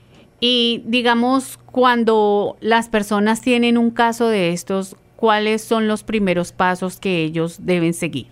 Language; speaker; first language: Spanish; native; Spanish